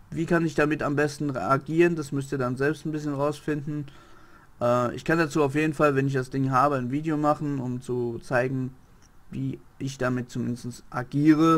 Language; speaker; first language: German; native; German